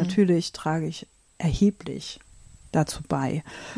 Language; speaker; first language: German; native; German